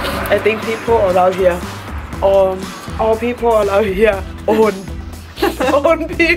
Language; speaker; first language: English; non-native, learner; Thai